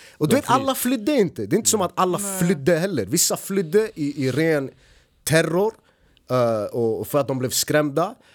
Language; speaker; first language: Swedish; early bilingual, other home language; Arabic